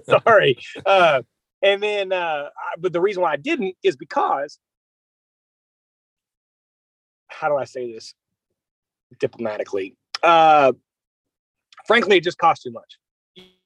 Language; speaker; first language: English; native; English